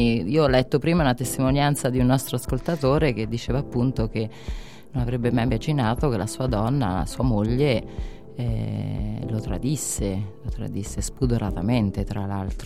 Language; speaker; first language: Italian; native; Italian